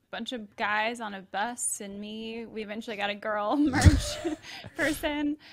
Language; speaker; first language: English; native; English